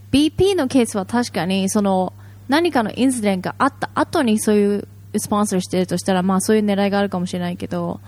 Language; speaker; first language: Japanese; native; Japanese